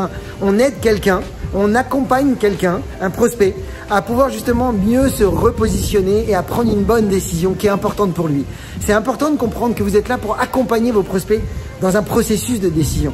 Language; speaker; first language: French; native; French